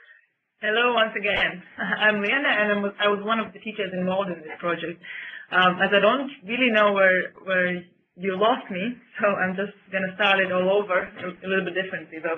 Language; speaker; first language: English; non-native, learner; Latvian